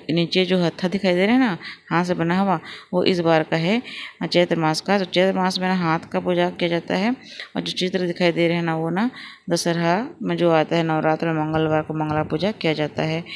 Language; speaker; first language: Hindi; non-native, local second language; Odia